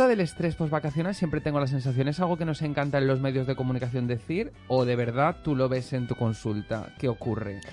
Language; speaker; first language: Spanish; native; Spanish